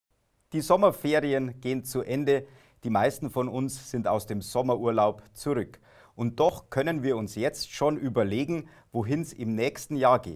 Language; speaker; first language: German; native; German